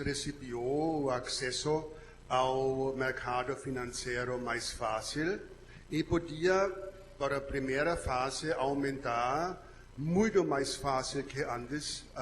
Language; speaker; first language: Portuguese; non-native, learner; German